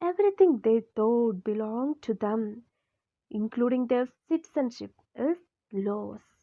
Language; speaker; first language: English; non-native, local second language; Malayalam